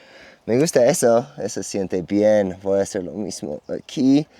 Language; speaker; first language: Spanish; non-native, learner; English